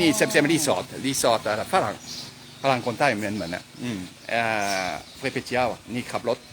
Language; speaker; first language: Thai; non-native, learner; French